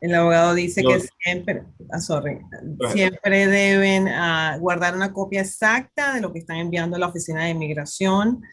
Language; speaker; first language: Spanish; native; Spanish